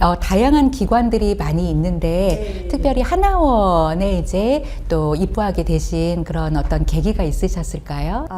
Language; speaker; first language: Korean; native; Korean